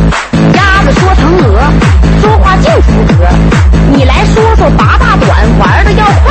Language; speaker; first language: Chinese; native; Chinese